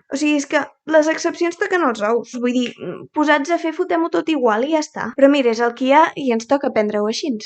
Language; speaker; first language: Catalan; native; Catalan